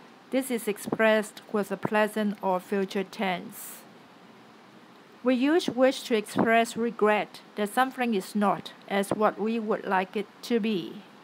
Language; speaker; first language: English; non-native, local second language; Cantonese